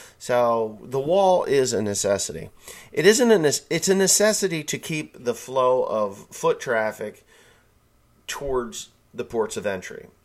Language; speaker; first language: English; native; English